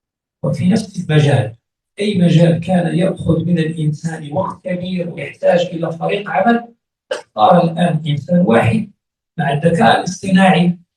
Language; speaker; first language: Arabic; native; Arabic